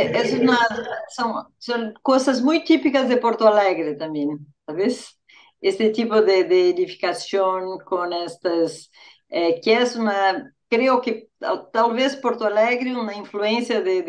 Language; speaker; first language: Spanish; non-native, fluent; Portuguese